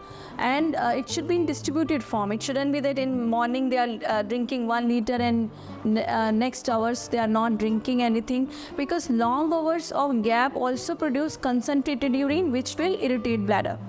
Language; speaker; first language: English; non-native, local second language; Hindi